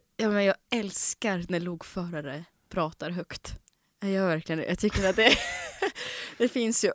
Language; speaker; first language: Swedish; native; Swedish